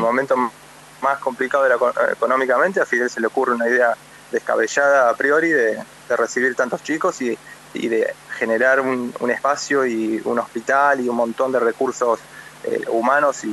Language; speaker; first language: Spanish; native; Spanish